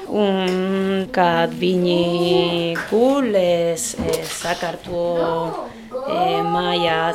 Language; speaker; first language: Latvian; non-native, learner; Spanish